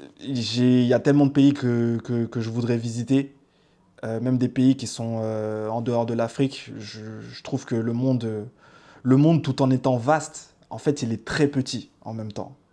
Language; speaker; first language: French; native; French